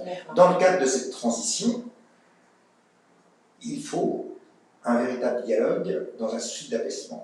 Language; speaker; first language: French; native; French